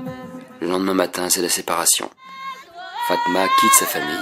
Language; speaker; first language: French; native; French